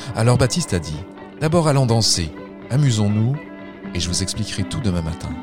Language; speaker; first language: French; native; French